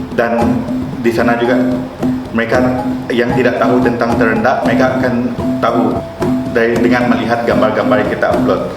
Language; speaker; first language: Malay; non-native, local second language; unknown